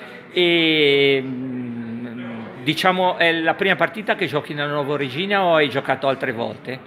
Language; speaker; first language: Italian; native; Italian